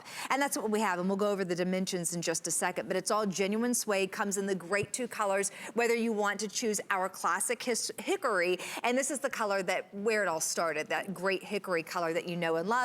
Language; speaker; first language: English; native; English